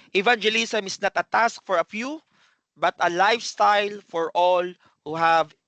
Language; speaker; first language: English; non-native, local second language; Filipino